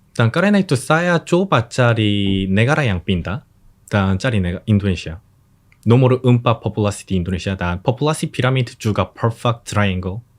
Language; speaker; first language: Indonesian; non-native, learner; Korean